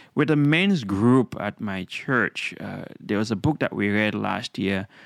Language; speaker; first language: English; non-native, local second language; Krio